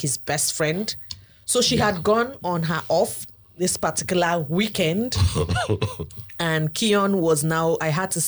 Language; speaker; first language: English; non-native, local second language; Igbo